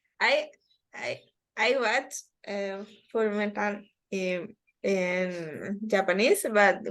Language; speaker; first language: English; non-native, learner; Spanish